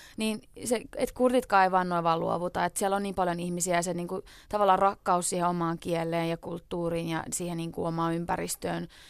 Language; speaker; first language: Finnish; early bilingual, other home language; Kurdish